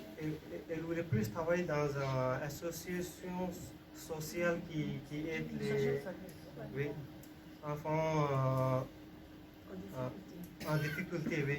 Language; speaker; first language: French; non-native, learner; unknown